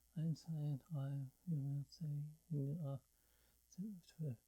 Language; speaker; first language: German; non-native, fluent; English